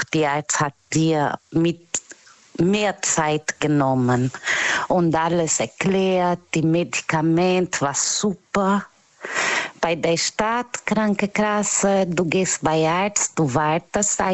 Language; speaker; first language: German; non-native, fluent; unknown